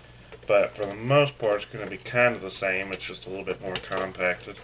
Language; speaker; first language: English; native; English